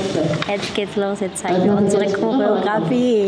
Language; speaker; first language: German; native; German